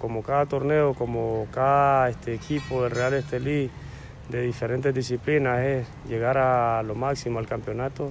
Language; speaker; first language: Spanish; native; Spanish